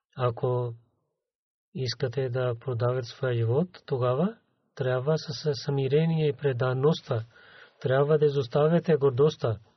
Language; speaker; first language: Bulgarian; non-native, learner; Urdu